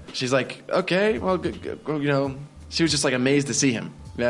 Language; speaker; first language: English; native; English